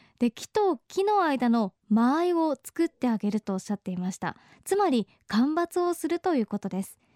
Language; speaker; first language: Japanese; native; Japanese